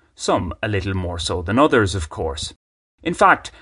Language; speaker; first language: English; native; English